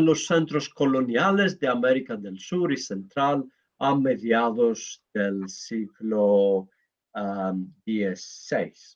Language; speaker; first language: Spanish; non-native, learner; Greek